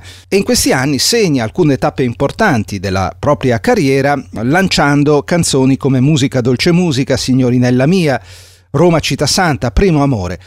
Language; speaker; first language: Italian; native; Italian